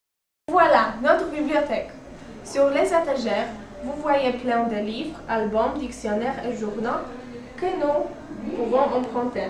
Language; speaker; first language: French; non-native, learner; Polish